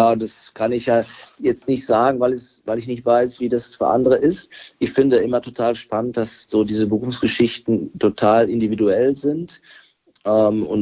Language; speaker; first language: German; native; German